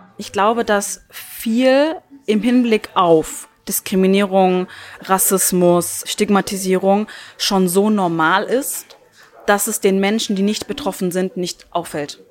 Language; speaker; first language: German; early bilingual, other home language; Turkish